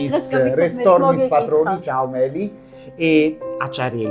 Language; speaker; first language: Georgian; non-native, learner; Italian